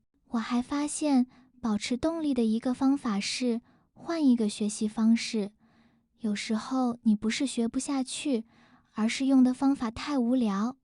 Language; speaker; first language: Chinese; non-native, fluent; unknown